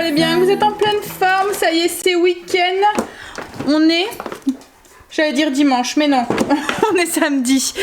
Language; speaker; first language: French; native; French